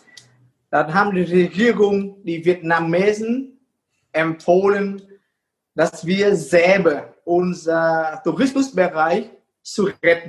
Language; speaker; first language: German; non-native, fluent; Vietnamese